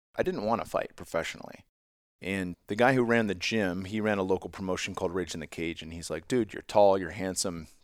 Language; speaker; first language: English; native; English